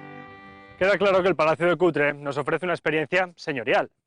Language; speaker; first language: Spanish; native; Spanish